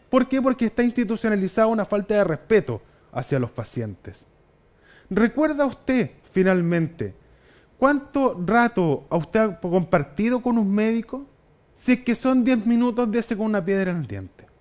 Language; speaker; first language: Spanish; native; Spanish